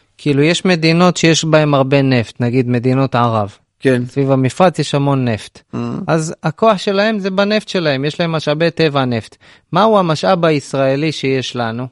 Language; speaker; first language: Hebrew; native; Hebrew